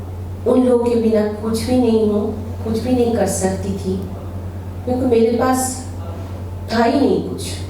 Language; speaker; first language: Hindi; non-native, local second language; Bangla